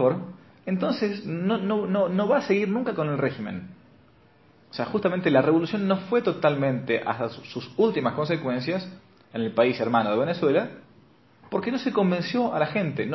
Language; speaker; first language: Spanish; native; Spanish